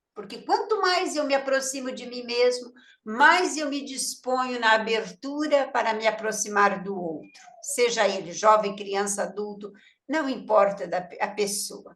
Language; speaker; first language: Portuguese; native; Portuguese